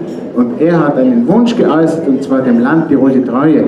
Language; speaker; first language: German; native; German